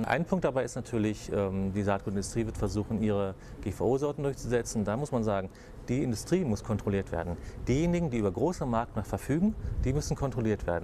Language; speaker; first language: German; native; German